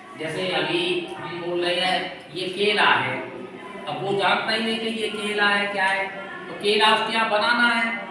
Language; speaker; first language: Hindi; native; Hindi